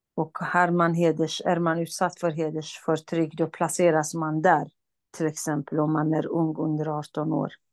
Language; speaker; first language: Swedish; non-native, fluent; Kurdish